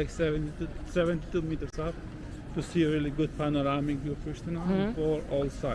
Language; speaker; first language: English; non-native, local second language; Albanian